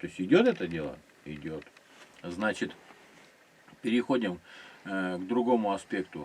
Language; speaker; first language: Russian; native; Russian